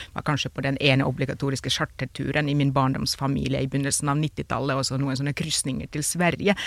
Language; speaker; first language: Norwegian; non-native, fluent; Finnish